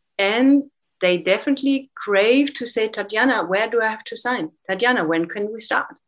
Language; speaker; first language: English; non-native, fluent; German